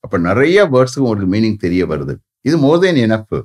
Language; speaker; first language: English; non-native, local second language; Tamil